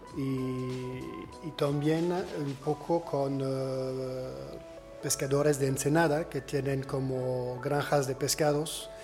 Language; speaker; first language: Spanish; non-native, fluent; French